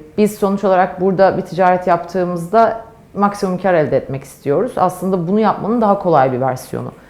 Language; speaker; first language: Turkish; native; Turkish